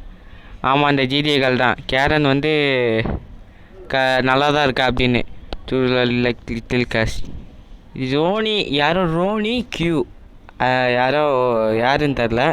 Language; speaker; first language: Tamil; native; Tamil